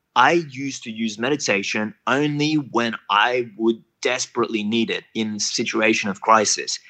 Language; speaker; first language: English; non-native, fluent; French